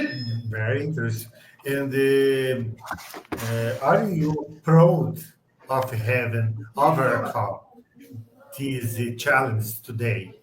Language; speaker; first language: English; non-native, learner; Portuguese